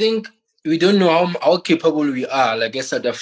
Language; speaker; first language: English; non-native, local second language; Southern Sotho